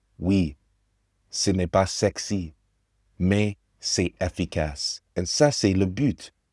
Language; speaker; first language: French; non-native, fluent; English